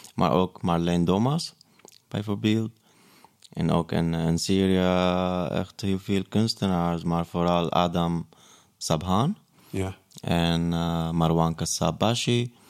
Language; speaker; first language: Dutch; non-native, fluent; Arabic